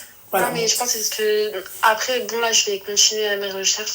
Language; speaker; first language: French; native; French